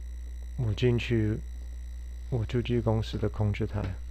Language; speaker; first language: Chinese; non-native, fluent; English